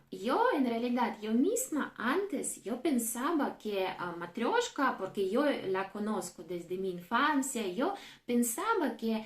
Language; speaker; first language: Spanish; non-native, fluent; Russian